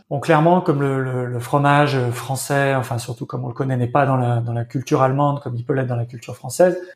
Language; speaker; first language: French; native; French